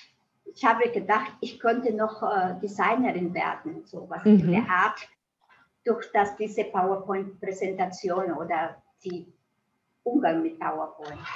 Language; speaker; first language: German; non-native, fluent; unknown